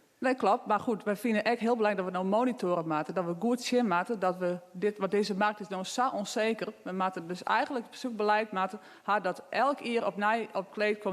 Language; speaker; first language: Dutch; non-native, local second language; Western Frisian